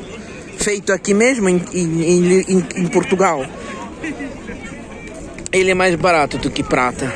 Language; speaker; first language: Portuguese; non-native, fluent; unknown